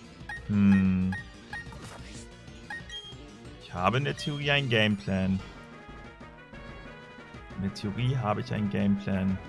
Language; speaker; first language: German; native; German